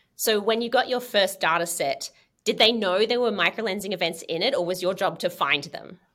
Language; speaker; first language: English; native; English